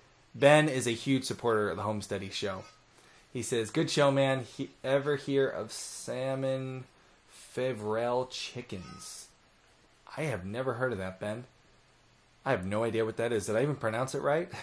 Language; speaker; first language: English; native; English